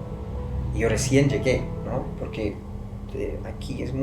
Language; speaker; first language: Spanish; non-native, fluent; Persian